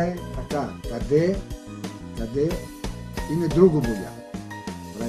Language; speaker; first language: Bulgarian; non-native, learner; Greek